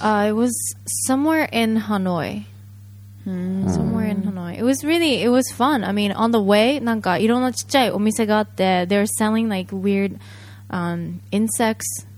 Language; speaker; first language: English; non-native, fluent; Japanese